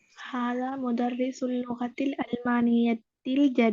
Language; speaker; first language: Arabic; non-native, learner; Tamil